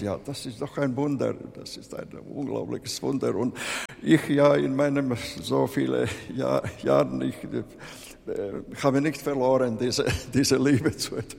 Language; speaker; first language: German; non-native, fluent; Latvian